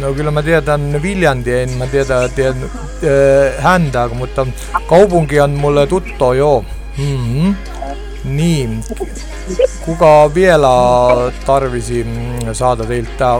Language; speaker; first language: Finnish; non-native, learner; Estonian